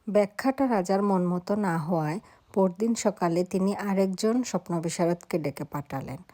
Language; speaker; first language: Bangla; non-native, local second language; Sylheti